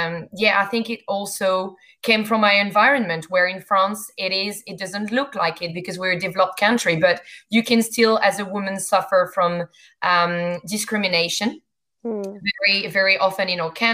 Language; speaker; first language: English; non-native, fluent; French